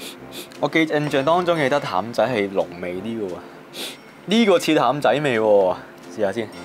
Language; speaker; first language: Chinese; native; Chinese